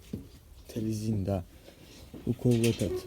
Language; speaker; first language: Russian; non-native, local second language; Ossetic